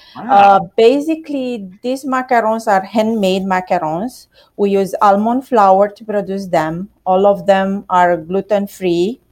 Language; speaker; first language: English; non-native, learner; Romanian